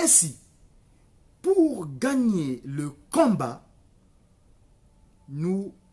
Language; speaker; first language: French; non-native, local second language; Kongo